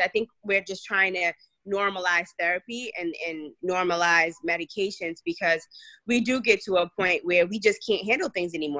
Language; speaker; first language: English; early bilingual, other home language; Kabuverdianu